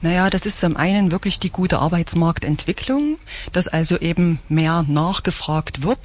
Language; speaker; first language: German; native; German